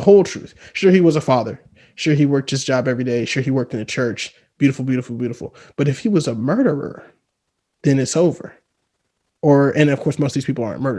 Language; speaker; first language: English; native; English